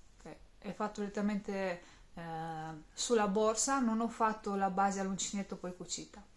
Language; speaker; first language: Italian; non-native, fluent; Romanian